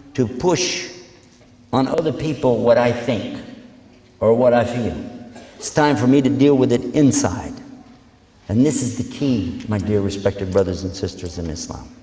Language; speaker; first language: English; native; English